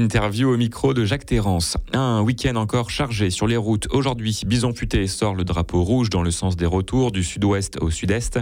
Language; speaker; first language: French; native; French